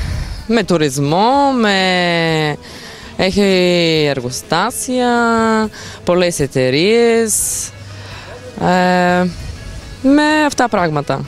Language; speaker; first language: Greek; non-native, fluent; Bulgarian